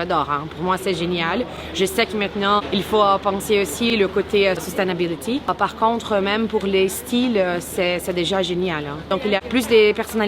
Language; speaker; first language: French; non-native, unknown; Portuguese